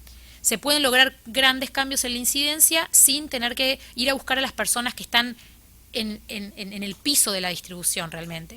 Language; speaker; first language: Spanish; native; Spanish